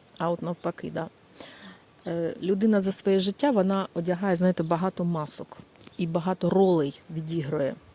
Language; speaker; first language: Ukrainian; non-native, local second language; Russian